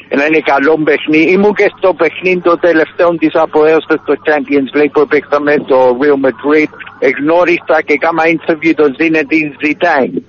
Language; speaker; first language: Greek; early bilingual, heritage; Greek